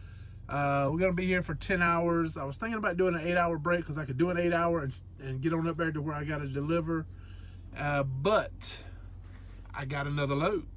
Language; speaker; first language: English; native; English